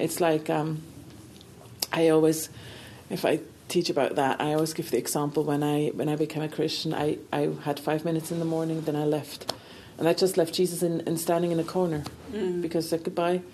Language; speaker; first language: English; non-native, fluent; German